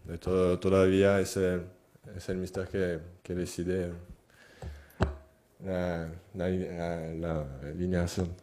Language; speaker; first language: Spanish; non-native, fluent; French